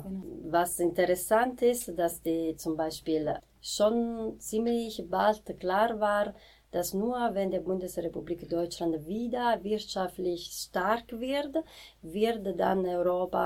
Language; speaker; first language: German; non-native, fluent; Italian